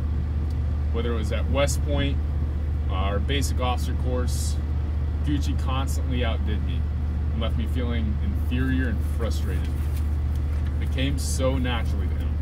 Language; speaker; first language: English; native; English